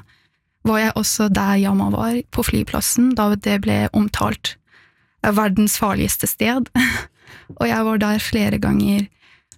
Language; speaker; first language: Norwegian; non-native, fluent; Persian